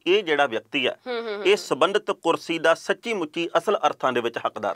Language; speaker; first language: Punjabi; native; Punjabi